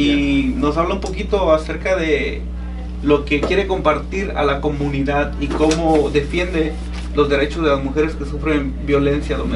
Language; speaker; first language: Spanish; native; Spanish